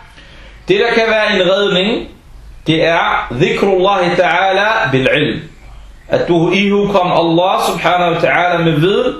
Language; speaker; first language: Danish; early bilingual, other home language; Arabic